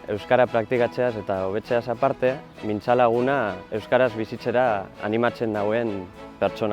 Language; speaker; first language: Basque; non-native, fluent; Spanish